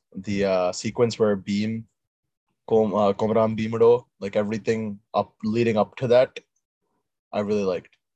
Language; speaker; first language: English; early bilingual, other home language; Telugu